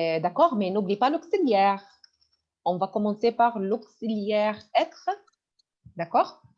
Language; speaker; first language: French; non-native, fluent; Arabic